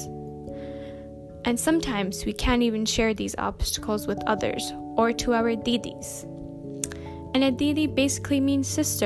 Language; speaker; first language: English; native; English